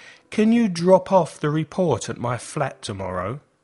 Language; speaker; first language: English; native; English